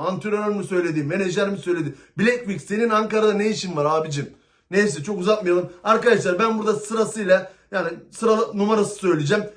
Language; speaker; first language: Turkish; native; Turkish